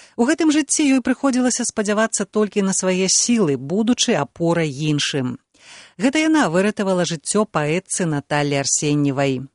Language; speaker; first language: Belarusian; native; Belarusian